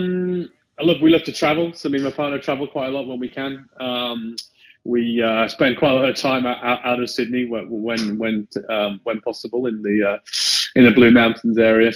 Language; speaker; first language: English; native; English